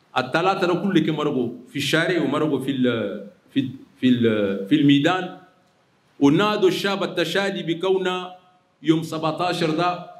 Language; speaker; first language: Arabic; native; Arabic